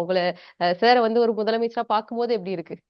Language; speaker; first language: Tamil; native; Tamil